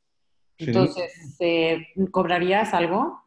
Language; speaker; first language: Spanish; native; Spanish